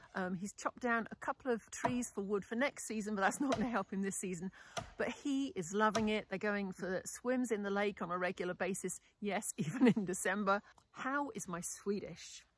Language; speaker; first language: English; native; English